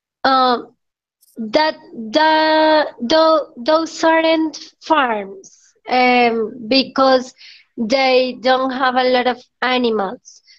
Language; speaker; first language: English; non-native, learner; Spanish